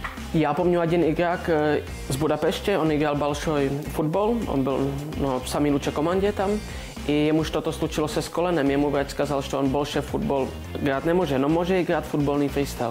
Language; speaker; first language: Russian; non-native, learner; Czech